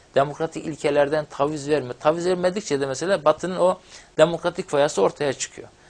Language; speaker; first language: Turkish; non-native, local second language; Kurdish